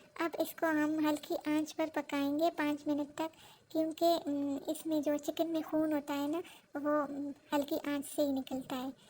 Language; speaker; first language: Urdu; non-native, local second language; Pashto